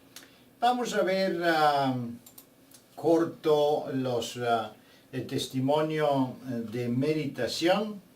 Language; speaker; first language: Spanish; non-native, fluent; Bulgarian